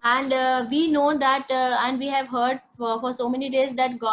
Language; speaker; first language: English; non-native, local second language; Hindi